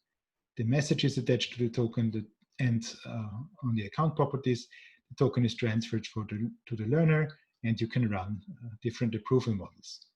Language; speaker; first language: English; non-native, fluent; German